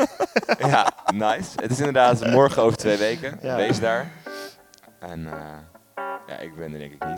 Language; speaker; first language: Dutch; native; Dutch